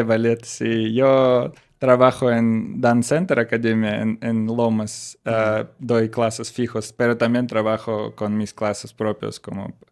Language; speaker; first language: Spanish; non-native, learner; Russian